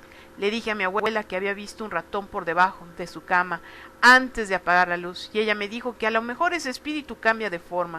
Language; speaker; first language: Spanish; native; Spanish